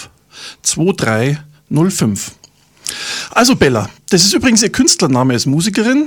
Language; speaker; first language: German; native; German